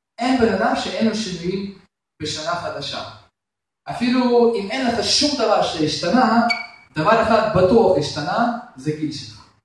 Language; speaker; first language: Hebrew; non-native, fluent; Russian